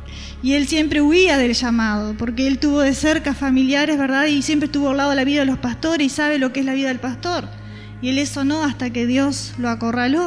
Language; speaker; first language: Spanish; native; Spanish